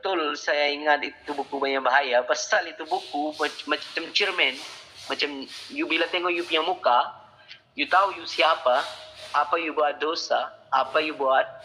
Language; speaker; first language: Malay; non-native, learner; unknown